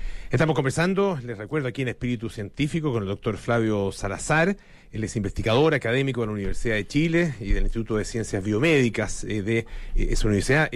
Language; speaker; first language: Spanish; native; Spanish